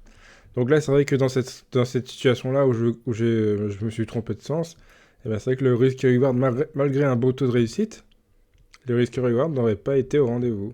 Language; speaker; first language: French; native; French